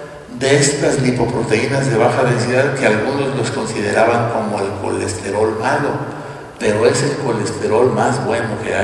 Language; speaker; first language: Spanish; native; Spanish